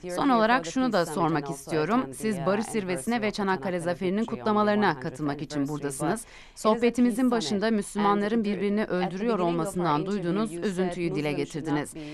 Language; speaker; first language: Turkish; native; Turkish